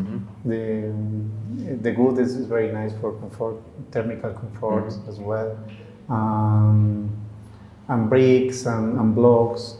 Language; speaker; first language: English; non-native, learner; Spanish